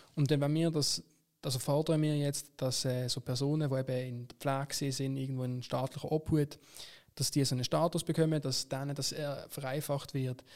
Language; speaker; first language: German; native; German